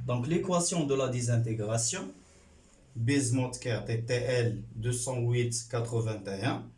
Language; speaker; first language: French; non-native, local second language; Arabic